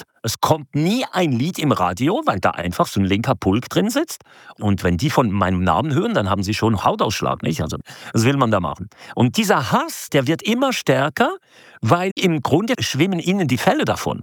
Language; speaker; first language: German; native; German